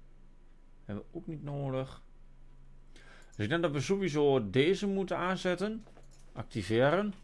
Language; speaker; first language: Dutch; native; Dutch